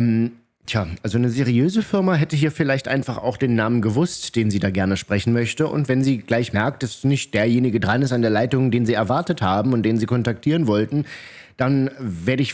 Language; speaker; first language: German; native; German